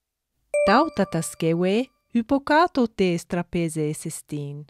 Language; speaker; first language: Greek; non-native, fluent; English